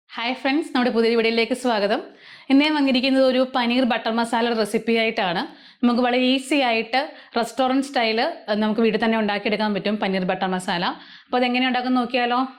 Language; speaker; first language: Malayalam; native; Malayalam